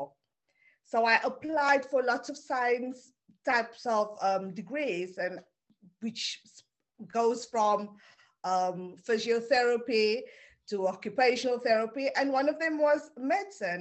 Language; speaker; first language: English; non-native, local second language; Afrikaans